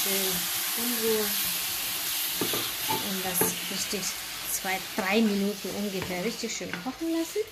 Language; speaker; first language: German; non-native, learner; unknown